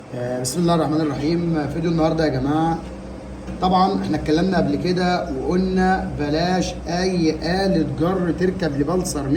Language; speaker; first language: Arabic; native; Arabic